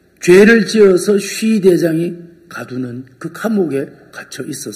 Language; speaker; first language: Korean; native; Korean